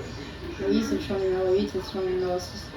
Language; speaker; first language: French; native; French